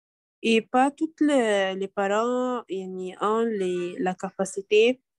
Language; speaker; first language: French; non-native, learner; Arabic